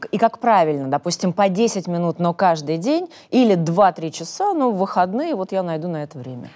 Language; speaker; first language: Russian; native; Russian